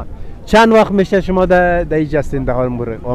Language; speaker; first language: Persian; non-native, local second language; Uzbek